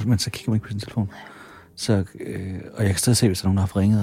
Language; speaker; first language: Danish; native; Danish